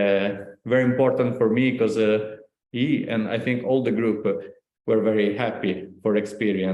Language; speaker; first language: English; non-native, learner; Italian